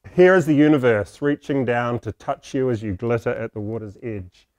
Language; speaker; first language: English; native; English